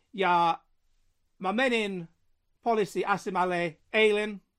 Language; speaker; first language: Finnish; non-native, learner; English